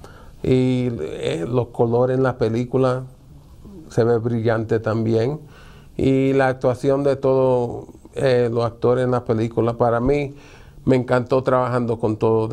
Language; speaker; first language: Spanish; early bilingual, heritage; Spanish